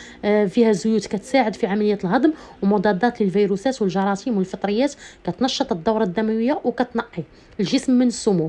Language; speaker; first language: Arabic; native; Arabic